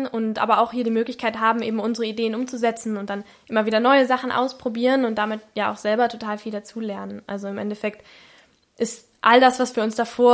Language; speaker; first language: German; native; German